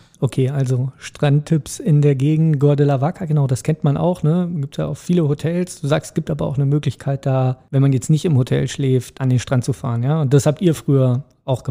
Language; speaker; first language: German; native; German